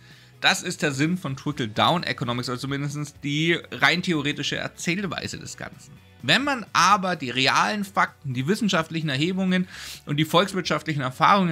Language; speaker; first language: German; native; German